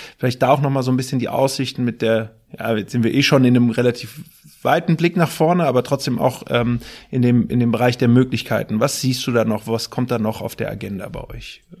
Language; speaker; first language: German; native; German